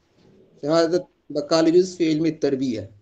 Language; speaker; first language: Arabic; non-native, learner; Bangla